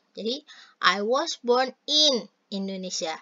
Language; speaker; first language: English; non-native, fluent; Indonesian